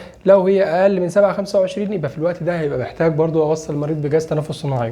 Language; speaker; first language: Arabic; native; Arabic